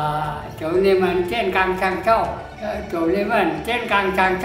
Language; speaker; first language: Chinese; non-native, local second language; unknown